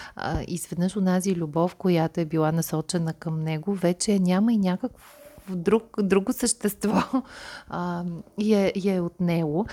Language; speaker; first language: Bulgarian; native; Bulgarian